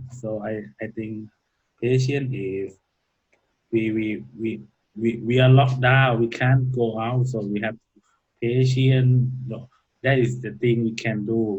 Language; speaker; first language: English; non-native, learner; Thai